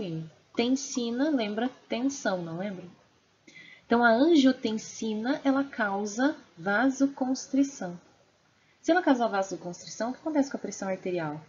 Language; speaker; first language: Portuguese; native; Portuguese